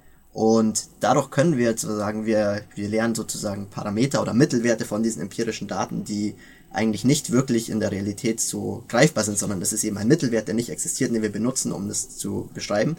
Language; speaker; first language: German; native; German